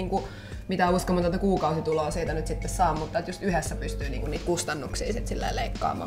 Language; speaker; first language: Finnish; native; Finnish